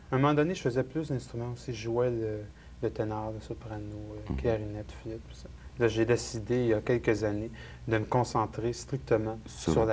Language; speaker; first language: French; native; French